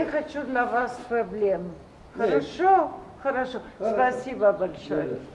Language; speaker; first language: Russian; non-native, learner; French